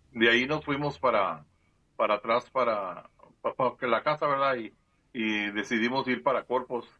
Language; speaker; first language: Spanish; early bilingual, heritage; Spanish